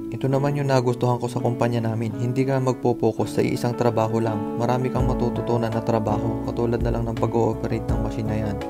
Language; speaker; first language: Filipino; native; Filipino